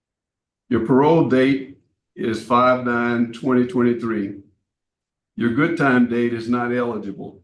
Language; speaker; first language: English; native; English